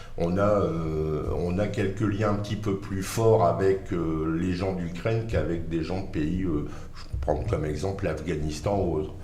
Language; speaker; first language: French; native; French